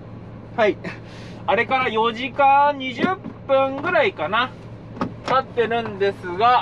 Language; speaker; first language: Japanese; native; Japanese